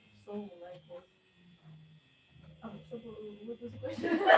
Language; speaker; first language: English; non-native, fluent; Ukrainian